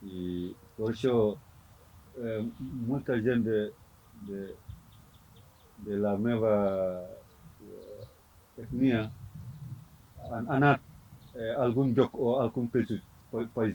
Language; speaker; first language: Catalan; non-native, learner; Fula